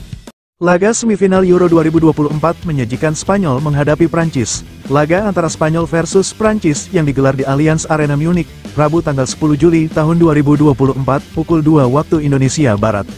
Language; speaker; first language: Indonesian; native; Indonesian